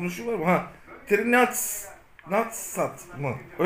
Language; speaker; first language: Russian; non-native, learner; Turkish